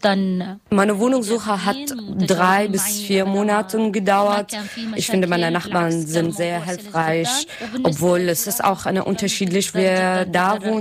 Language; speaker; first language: German; non-native, learner; Arabic